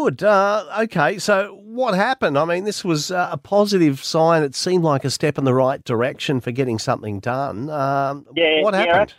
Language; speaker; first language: English; native; English